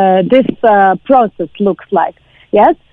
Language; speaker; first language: English; non-native, learner; Ukrainian